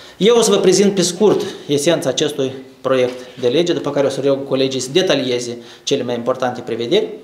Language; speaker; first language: Romanian; native; Romanian